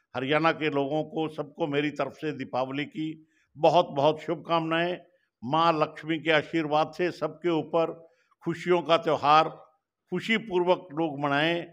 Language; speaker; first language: Hindi; native; Hindi